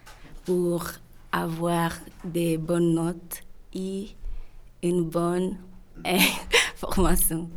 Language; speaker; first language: French; non-native, learner; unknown